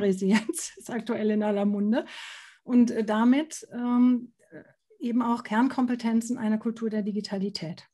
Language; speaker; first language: German; native; German